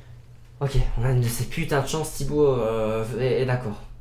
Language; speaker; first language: French; native; French